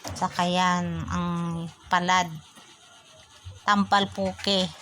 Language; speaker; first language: Filipino; non-native, local second language; Bikol